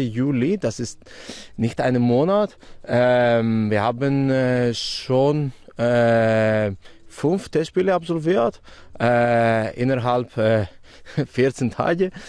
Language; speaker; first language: German; non-native, fluent; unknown